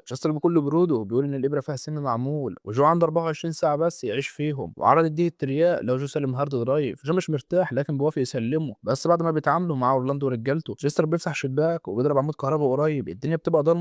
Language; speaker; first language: Arabic; native; Arabic